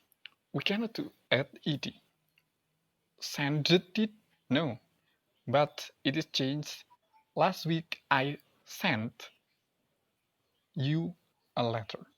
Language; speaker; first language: English; non-native, learner; Indonesian